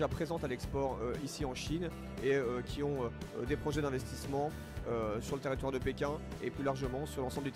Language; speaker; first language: French; native; French